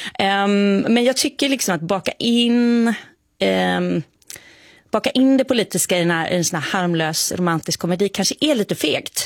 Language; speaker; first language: Swedish; native; Swedish